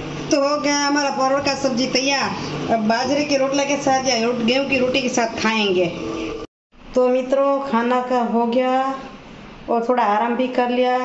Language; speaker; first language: Hindi; non-native, local second language; Gujarati